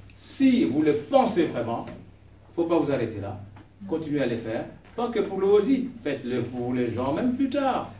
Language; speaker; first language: French; non-native, local second language; Kongo